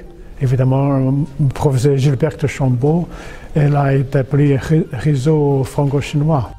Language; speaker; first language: French; non-native, fluent; Chinese